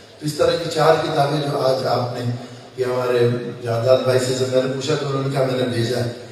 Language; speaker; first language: Urdu; non-native, local second language; Sindhi